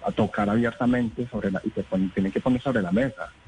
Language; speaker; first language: Spanish; native; Spanish